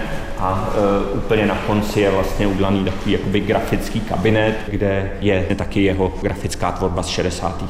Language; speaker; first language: Czech; native; Czech